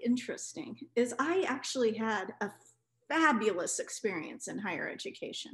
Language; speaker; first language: English; non-native, local second language; Punjabi